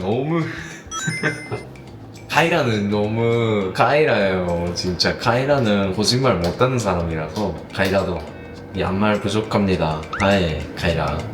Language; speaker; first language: Korean; non-native, fluent; Japanese